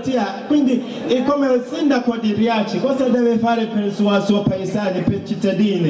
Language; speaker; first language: Italian; non-native, learner; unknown